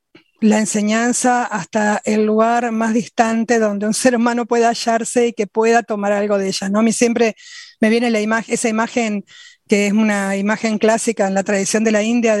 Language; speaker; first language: Spanish; native; Spanish